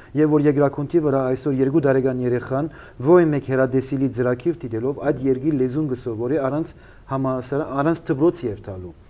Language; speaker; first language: Armenian; early bilingual, heritage; Armenian